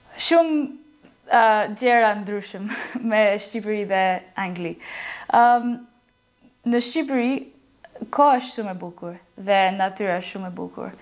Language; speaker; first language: Albanian; non-native, learner; English